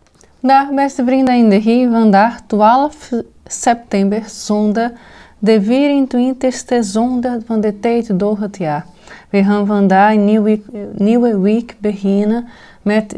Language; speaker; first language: Dutch; non-native, fluent; Portuguese